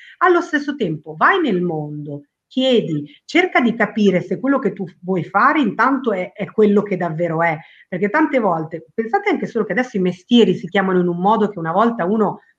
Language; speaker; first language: Italian; early bilingual, other home language; Spanish